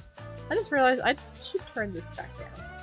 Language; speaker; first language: English; native; English